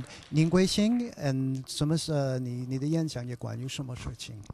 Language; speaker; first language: Chinese; non-native, learner; English